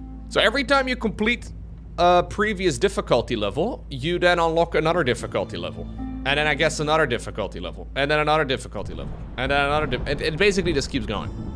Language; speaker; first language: English; non-native, fluent; Dutch